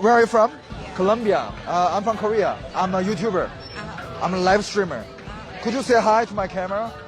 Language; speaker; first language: English; non-native, learner; Korean